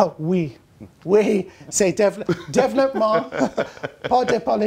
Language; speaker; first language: French; non-native, learner; English